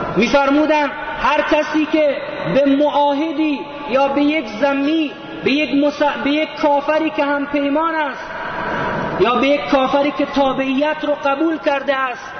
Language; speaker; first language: Persian; native; Persian